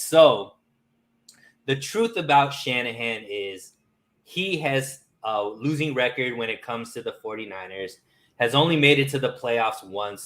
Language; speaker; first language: English; native; English